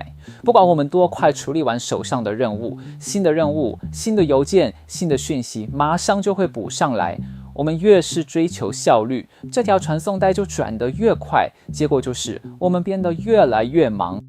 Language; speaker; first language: Chinese; native; Chinese